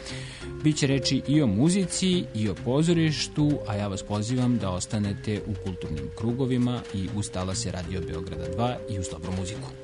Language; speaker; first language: Serbian; native; Serbian